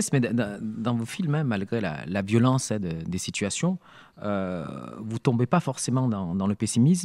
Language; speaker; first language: French; native; French